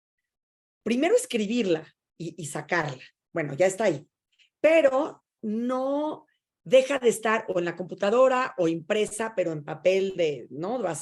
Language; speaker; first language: Spanish; native; Spanish